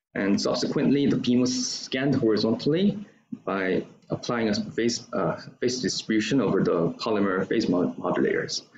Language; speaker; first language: English; non-native, fluent; Korean